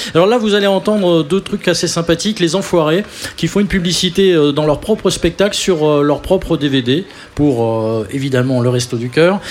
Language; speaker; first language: French; native; French